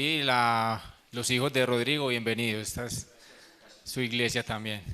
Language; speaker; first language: Spanish; native; Spanish